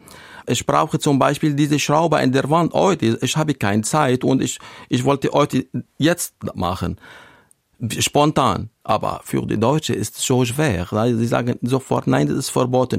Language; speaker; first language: German; non-native, fluent; Arabic